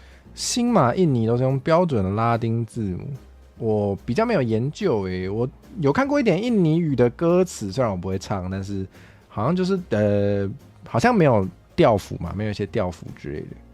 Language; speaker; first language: Chinese; native; Chinese